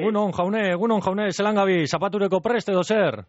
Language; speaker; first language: Basque; native; Basque